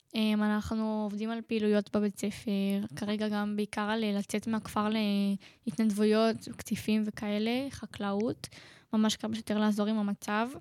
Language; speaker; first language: Hebrew; native; Hebrew